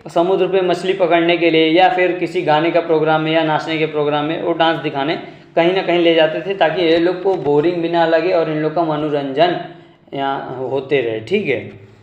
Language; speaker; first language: Hindi; non-native, local second language; Marathi